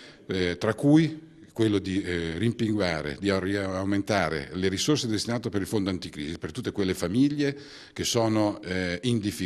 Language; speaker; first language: Italian; native; Italian